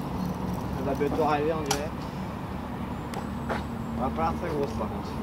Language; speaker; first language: French; native; French